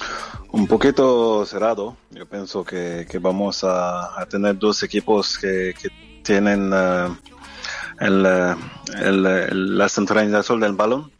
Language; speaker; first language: Spanish; non-native, fluent; French